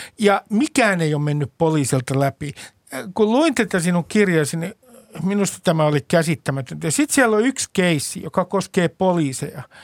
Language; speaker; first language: Finnish; native; Finnish